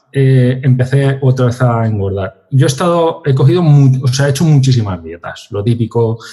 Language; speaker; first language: Spanish; native; Spanish